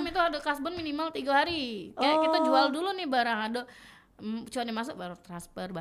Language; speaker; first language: Indonesian; native; Indonesian